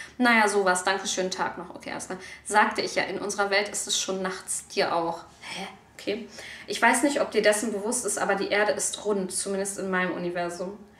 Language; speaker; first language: German; early bilingual, other home language; Turkish